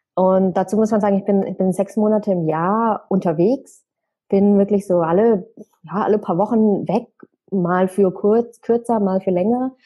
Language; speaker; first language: German; native; German